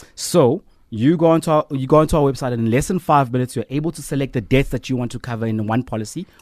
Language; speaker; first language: English; non-native, local second language; Zulu